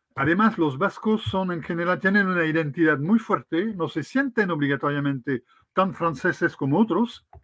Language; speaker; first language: Spanish; non-native, fluent; French